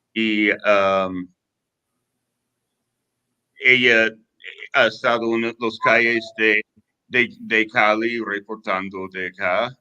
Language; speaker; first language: Spanish; non-native, fluent; English